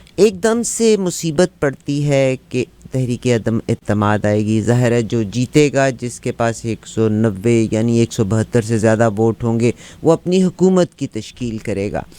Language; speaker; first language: Urdu; native; Urdu